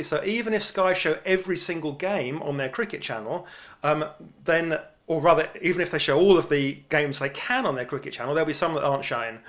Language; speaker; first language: English; native; English